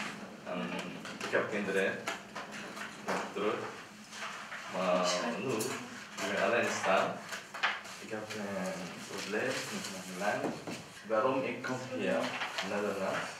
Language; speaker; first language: Dutch; non-native, learner; Somali